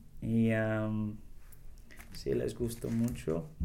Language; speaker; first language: Spanish; non-native, learner; English